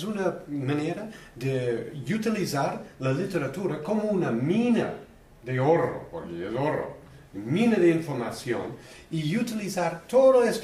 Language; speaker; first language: Spanish; non-native, learner; English